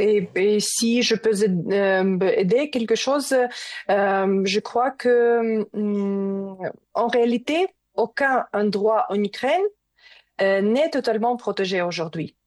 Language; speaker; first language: French; non-native, learner; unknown